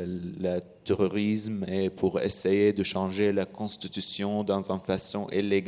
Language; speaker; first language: French; non-native, learner; Arabic